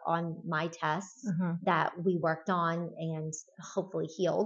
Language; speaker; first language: English; native; English